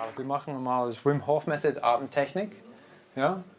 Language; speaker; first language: German; non-native, fluent; English